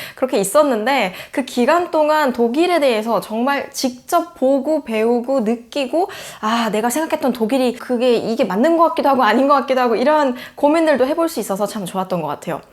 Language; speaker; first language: Korean; native; Korean